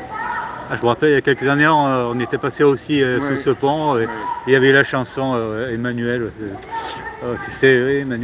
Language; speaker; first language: French; native; French